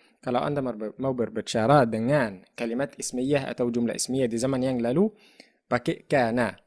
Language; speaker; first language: Indonesian; non-native, fluent; Arabic